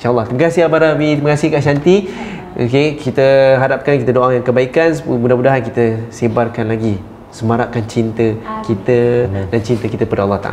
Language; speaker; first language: Malay; native; Malay